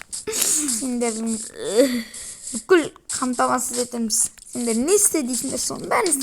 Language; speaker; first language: Kazakh; native; Kazakh